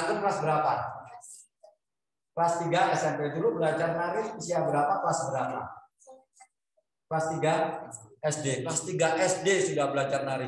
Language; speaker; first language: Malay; non-native, local second language; Javanese